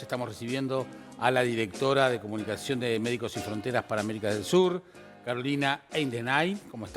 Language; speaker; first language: Spanish; native; Spanish